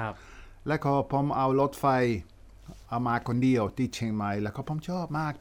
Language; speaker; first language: Thai; non-native, fluent; Dutch